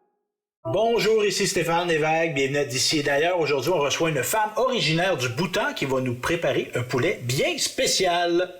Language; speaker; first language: French; native; French